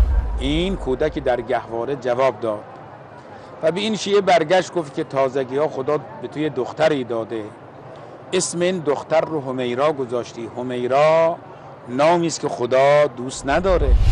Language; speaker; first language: Persian; native; Persian